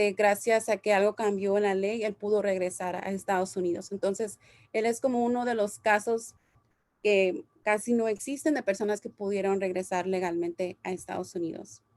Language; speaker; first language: Spanish; early bilingual, heritage; Spanish